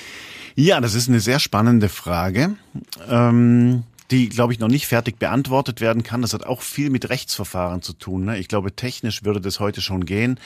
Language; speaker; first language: German; native; German